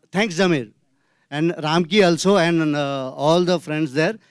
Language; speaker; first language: Telugu; non-native, local second language; Hindi